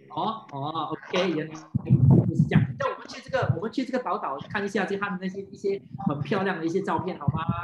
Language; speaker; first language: Chinese; non-native, local second language; English